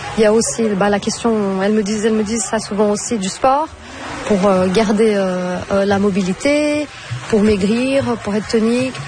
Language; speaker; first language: French; non-native, fluent; Portuguese